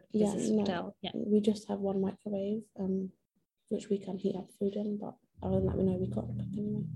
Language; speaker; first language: English; non-native, fluent; Persian